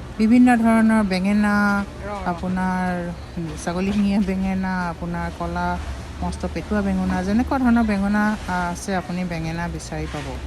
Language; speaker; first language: Assamese; native; Assamese